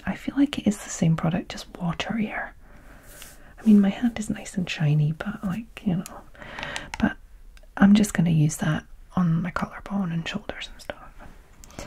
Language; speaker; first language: English; native; English